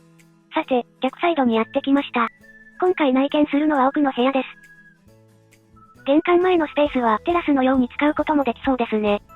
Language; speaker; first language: Japanese; native; Japanese